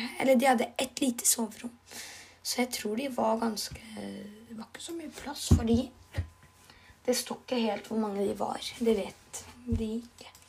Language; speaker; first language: Norwegian; non-native, learner; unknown